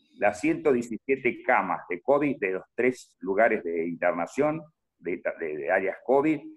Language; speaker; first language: Spanish; native; Spanish